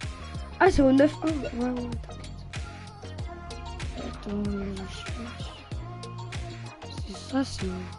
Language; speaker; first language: French; native; French